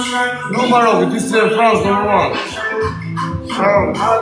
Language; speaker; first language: English; non-native, learner; Albanian